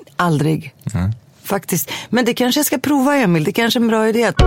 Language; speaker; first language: Swedish; early bilingual, other home language; Greek